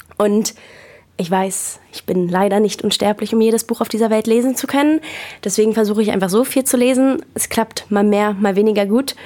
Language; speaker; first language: German; native; German